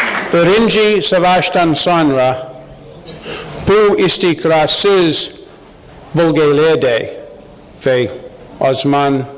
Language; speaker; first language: Turkish; non-native, learner; English